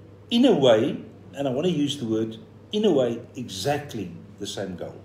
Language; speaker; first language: English; non-native, local second language; Afrikaans